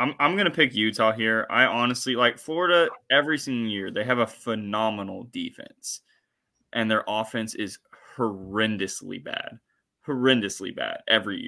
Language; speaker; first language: English; native; English